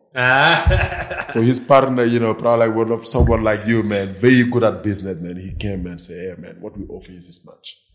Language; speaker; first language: English; non-native, fluent; Wolof